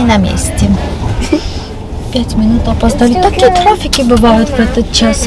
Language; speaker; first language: Russian; non-native, local second language; Armenian